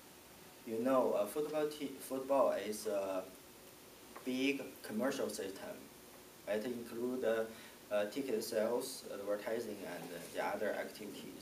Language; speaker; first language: English; non-native, learner; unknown